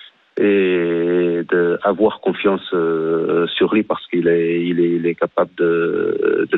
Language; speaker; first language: French; non-native, fluent; Portuguese